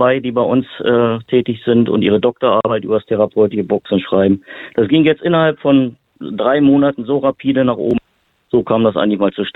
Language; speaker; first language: German; native; German